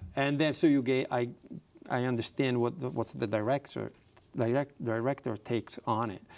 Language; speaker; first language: English; non-native, fluent; Italian